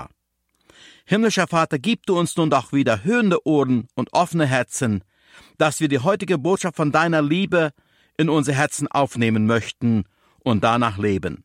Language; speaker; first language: German; early bilingual, heritage; German